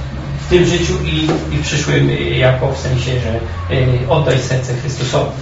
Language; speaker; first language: Polish; native; Polish